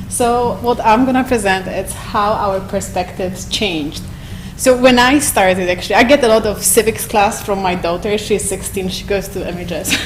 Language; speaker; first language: English; non-native, fluent; Polish